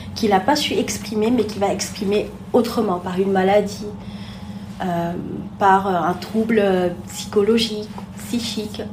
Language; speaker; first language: French; non-native, local second language; Wolof